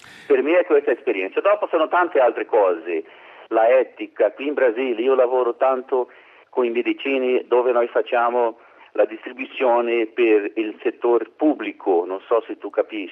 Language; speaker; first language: Italian; non-native, learner; Portuguese